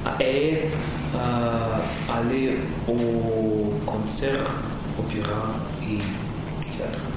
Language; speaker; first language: French; non-native, learner; Russian